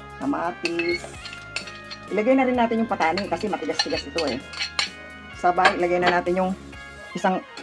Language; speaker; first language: Filipino; non-native, local second language; Iloko